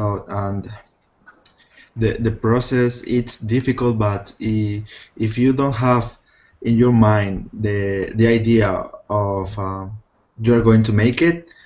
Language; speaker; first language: English; non-native, fluent; Spanish